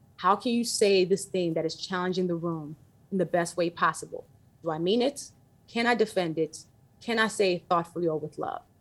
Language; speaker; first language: English; early bilingual, other home language; Yoruba